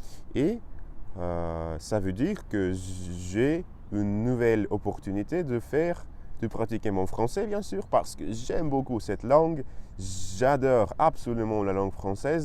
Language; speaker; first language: French; non-native, learner; Russian